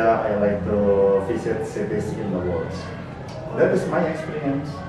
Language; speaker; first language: English; non-native, learner; Indonesian